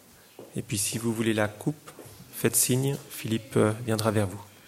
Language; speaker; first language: French; native; French